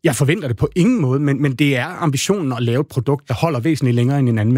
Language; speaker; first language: Danish; native; Danish